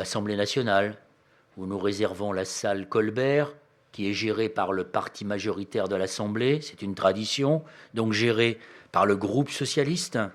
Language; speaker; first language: French; native; French